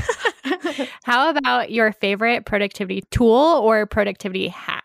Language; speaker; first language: English; native; English